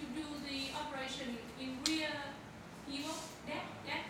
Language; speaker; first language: English; non-native, learner; Vietnamese